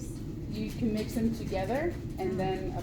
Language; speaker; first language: English; native; English